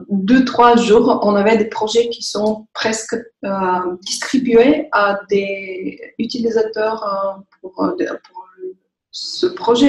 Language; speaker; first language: French; non-native, fluent; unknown